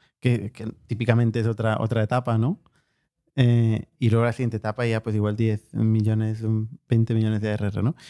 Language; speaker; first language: Spanish; native; Spanish